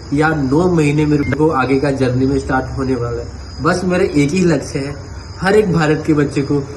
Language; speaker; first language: Hindi; native; Hindi